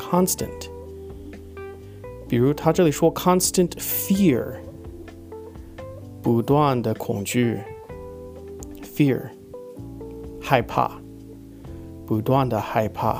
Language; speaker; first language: Chinese; non-native, fluent; English